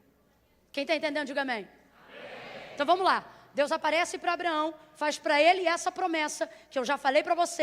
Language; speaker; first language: Portuguese; native; Portuguese